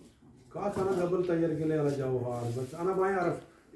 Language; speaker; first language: Arabic; non-native, learner; Urdu